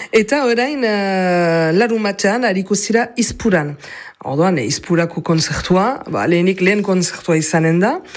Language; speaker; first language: Basque; native; Basque